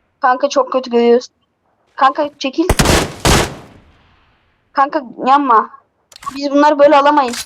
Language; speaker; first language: Turkish; native; Turkish